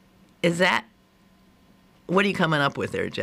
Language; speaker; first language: English; native; English